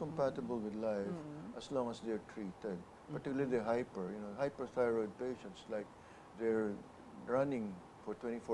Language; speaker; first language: English; non-native, local second language; Filipino